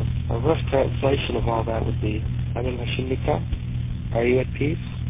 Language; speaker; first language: English; native; English